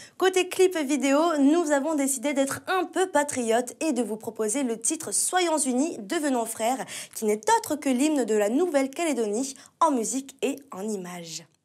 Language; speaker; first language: French; native; French